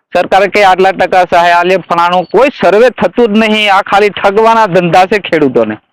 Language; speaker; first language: Gujarati; native; Gujarati